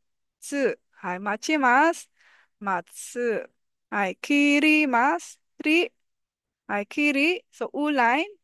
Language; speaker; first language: Japanese; non-native, fluent; Filipino